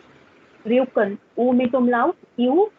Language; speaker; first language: German; non-native, learner; Hindi